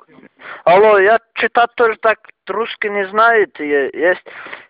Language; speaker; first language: Russian; non-native, local second language; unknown